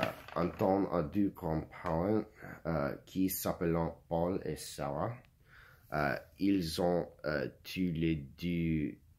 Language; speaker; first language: French; non-native, learner; English